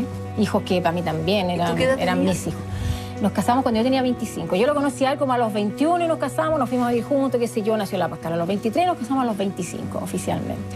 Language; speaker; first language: Spanish; native; Spanish